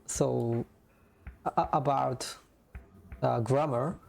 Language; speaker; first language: English; non-native, learner; Japanese